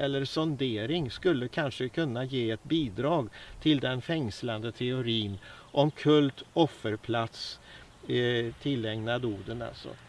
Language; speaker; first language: Swedish; native; Swedish